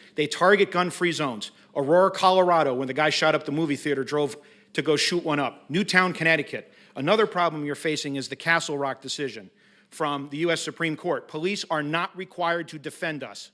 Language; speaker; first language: English; native; English